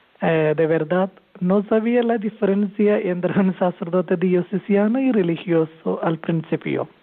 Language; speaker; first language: Spanish; non-native, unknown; Malayalam